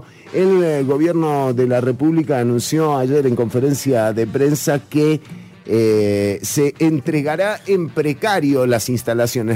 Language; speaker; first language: Spanish; native; Spanish